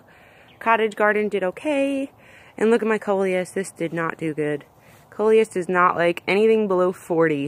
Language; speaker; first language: English; native; English